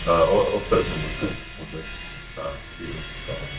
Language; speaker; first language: Japanese; non-native, fluent; English